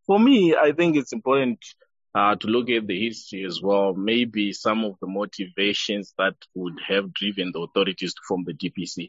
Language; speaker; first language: English; non-native, local second language; Shona